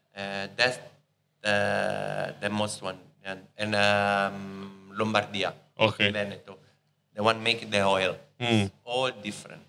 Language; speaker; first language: English; non-native, fluent; Italian